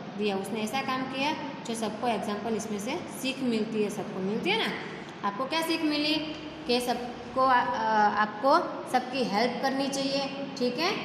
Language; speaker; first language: Hindi; non-native, local second language; Gujarati